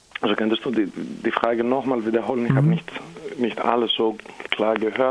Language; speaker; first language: German; non-native, fluent; Greek